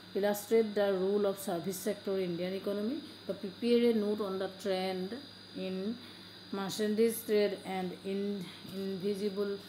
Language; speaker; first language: English; non-native, local second language; Assamese